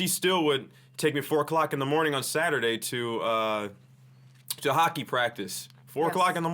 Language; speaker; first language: English; native; English